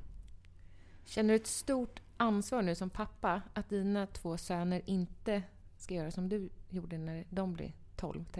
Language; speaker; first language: Swedish; native; Swedish